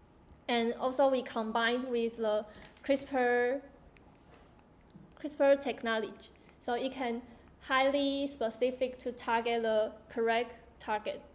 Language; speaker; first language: English; non-native, learner; Chinese